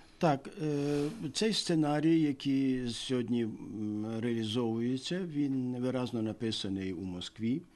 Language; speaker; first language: Ukrainian; native; Ukrainian